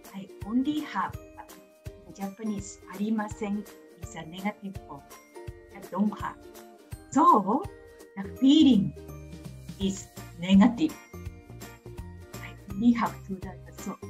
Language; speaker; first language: English; non-native, fluent; Japanese